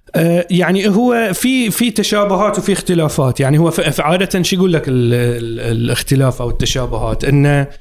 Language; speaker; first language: Arabic; native; Arabic